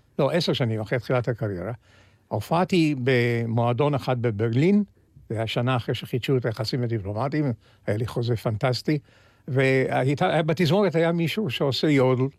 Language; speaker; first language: Hebrew; early bilingual, other home language; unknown